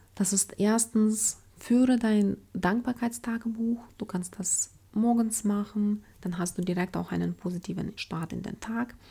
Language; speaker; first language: German; non-native, fluent; Ukrainian